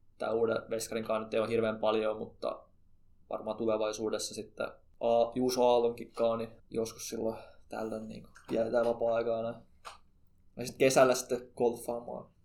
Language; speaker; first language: Finnish; non-native, local second language; Swedish